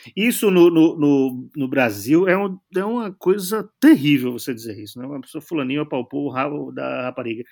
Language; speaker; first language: Portuguese; native; Portuguese